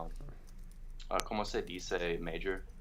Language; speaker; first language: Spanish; non-native, learner; English